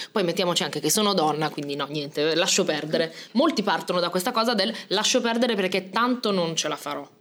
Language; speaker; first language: Italian; early bilingual, other home language; Albanian